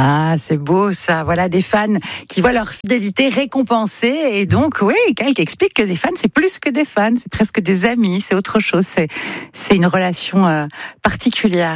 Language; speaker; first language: French; native; French